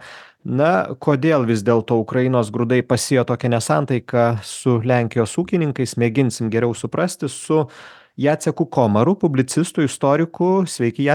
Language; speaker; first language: Lithuanian; native; Lithuanian